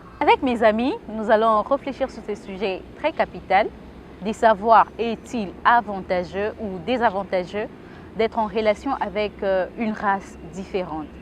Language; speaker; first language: French; non-native, local second language; Lingala